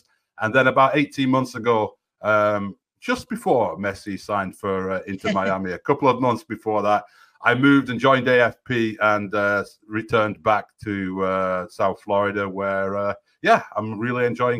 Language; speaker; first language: English; native; English